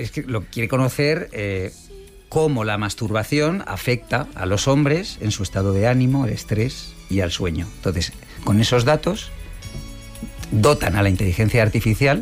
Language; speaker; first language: Spanish; native; Spanish